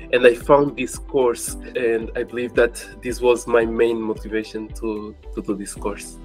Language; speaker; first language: English; non-native, fluent; Portuguese